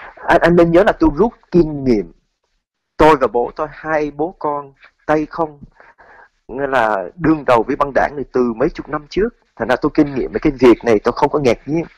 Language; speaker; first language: Vietnamese; early bilingual, heritage; Vietnamese